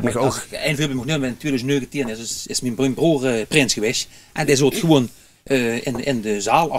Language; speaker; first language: Dutch; native; Dutch